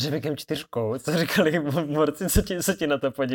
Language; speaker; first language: Czech; native; Czech